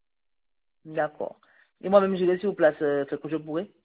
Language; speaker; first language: French; native; French